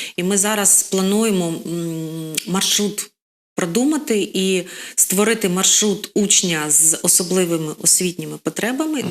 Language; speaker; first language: Ukrainian; non-native, local second language; Russian